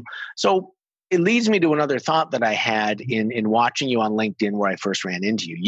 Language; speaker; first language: English; native; English